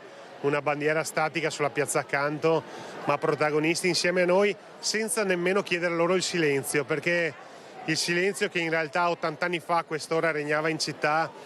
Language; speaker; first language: Italian; native; Italian